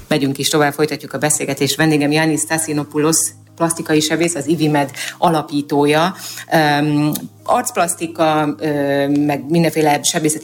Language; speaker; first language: Hungarian; native; Hungarian